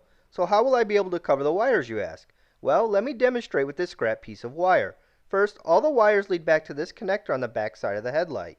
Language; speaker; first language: English; native; English